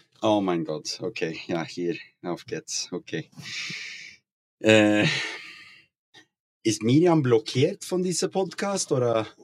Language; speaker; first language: German; non-native, learner; Norwegian